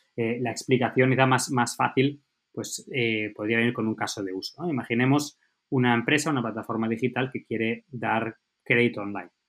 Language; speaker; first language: Spanish; native; Spanish